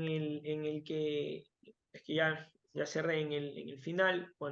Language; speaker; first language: Spanish; native; Spanish